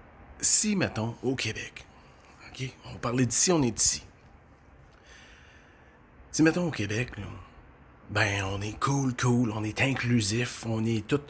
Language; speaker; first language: French; native; French